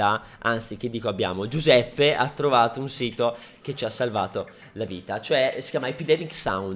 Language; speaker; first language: Italian; native; Italian